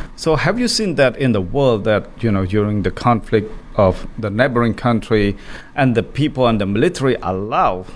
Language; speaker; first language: English; non-native, fluent; Khmer